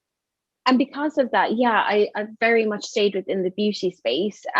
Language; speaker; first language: English; native; English